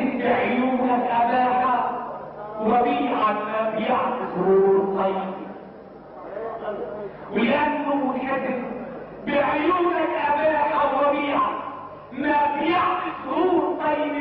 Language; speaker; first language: Arabic; native; Arabic